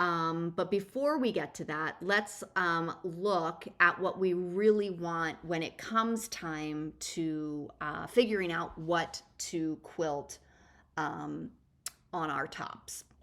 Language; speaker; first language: English; native; English